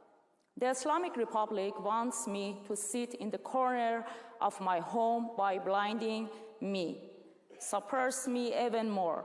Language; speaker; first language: English; non-native, learner; Persian